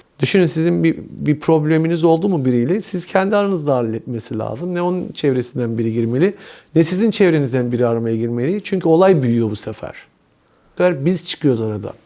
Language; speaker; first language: Turkish; early bilingual, heritage; Turkish